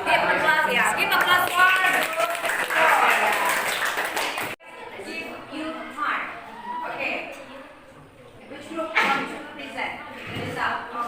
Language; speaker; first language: English; non-native, learner; Indonesian